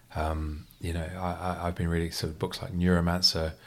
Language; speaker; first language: English; native; English